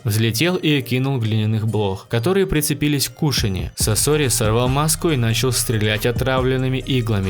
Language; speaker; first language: Russian; native; Russian